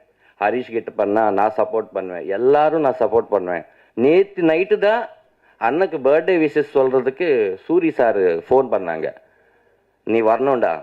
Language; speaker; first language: Tamil; non-native, learner; Telugu